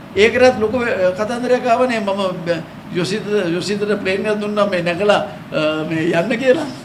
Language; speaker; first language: Sinhala; non-native, local second language; English